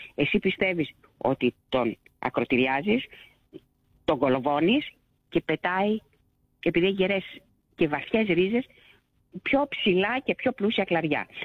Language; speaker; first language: Greek; native; Greek